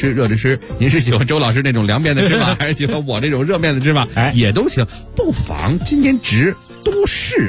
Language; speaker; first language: Chinese; native; Chinese